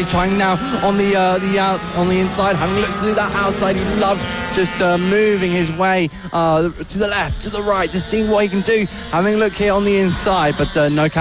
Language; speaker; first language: English; native; English